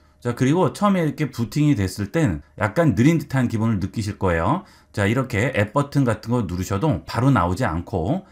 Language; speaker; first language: Korean; native; Korean